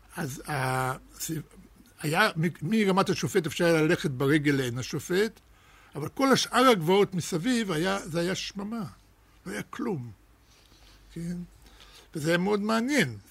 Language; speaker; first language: Hebrew; early bilingual, other home language; Russian